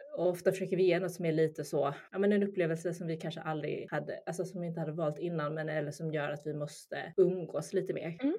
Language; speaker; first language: Swedish; native; Swedish